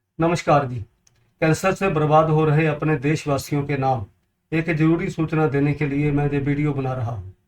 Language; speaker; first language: Hindi; non-native, local second language; Punjabi